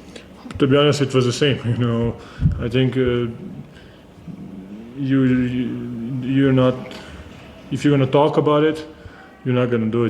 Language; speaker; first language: English; non-native, fluent; Serbian